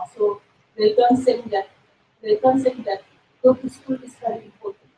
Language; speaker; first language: English; non-native, learner; Indonesian